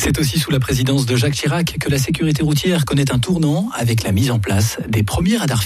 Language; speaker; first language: French; native; French